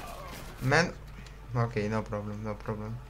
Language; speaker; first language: English; non-native, learner; Romanian